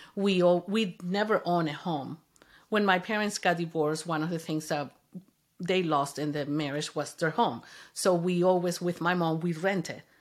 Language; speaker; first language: English; non-native, fluent; Spanish